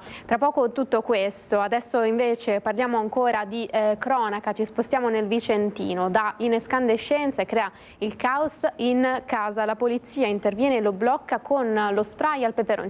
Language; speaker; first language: Italian; native; Italian